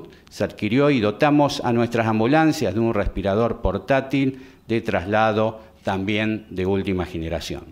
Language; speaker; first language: Spanish; native; Spanish